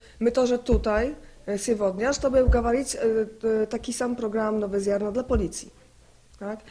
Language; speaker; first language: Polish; non-native, learner; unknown